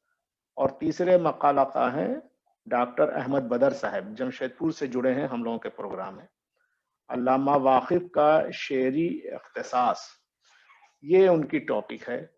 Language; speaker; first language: Urdu; native; Urdu